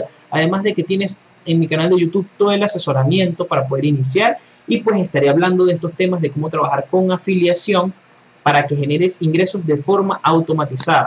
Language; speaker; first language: Spanish; native; Spanish